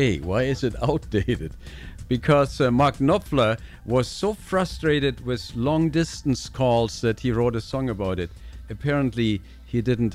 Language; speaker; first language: English; non-native, fluent; German